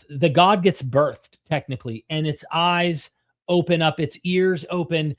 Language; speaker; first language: English; native; English